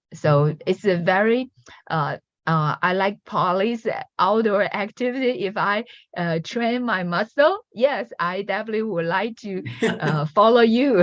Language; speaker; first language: English; non-native, learner; Chinese